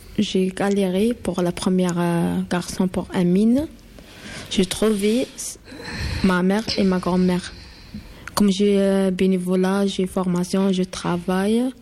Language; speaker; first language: French; non-native, learner; Arabic